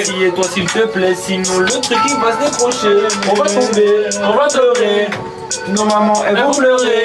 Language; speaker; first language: French; native; French